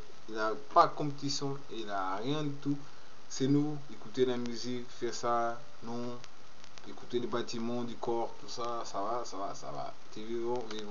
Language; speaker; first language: French; non-native, learner; Portuguese